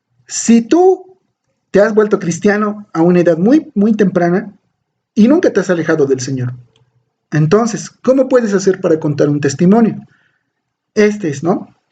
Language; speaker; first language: Spanish; native; Spanish